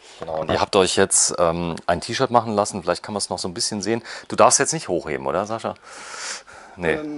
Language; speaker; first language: German; native; German